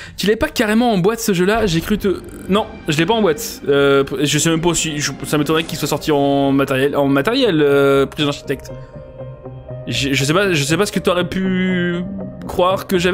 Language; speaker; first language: French; native; French